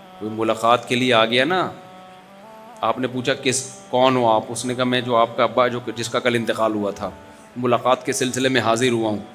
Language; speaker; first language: Urdu; native; Urdu